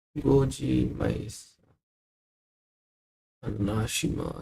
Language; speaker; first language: Japanese; non-native, learner; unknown